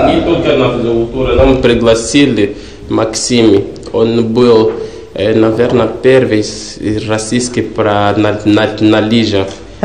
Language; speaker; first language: Russian; non-native, learner; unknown